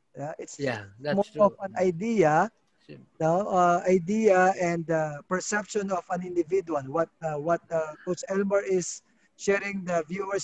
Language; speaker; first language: English; non-native, local second language; Filipino